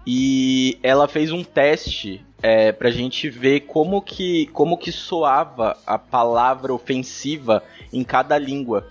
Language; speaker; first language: Portuguese; native; Portuguese